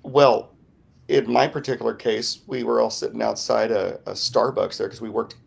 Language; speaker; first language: English; native; English